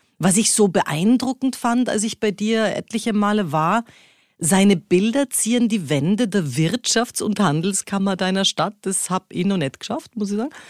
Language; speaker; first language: German; native; German